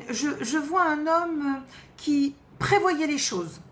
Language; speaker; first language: French; native; French